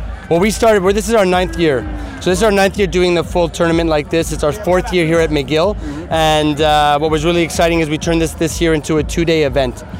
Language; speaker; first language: English; native; English